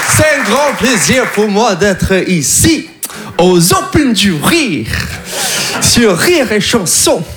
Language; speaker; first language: French; non-native, fluent; English